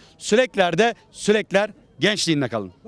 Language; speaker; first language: Turkish; native; Turkish